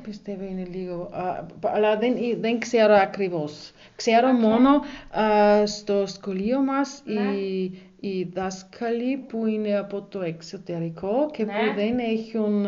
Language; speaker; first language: Greek; non-native, learner; German